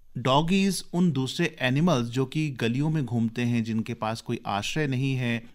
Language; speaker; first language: Hindi; native; Hindi